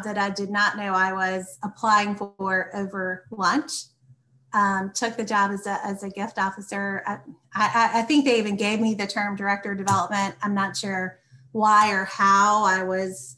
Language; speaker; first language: English; native; English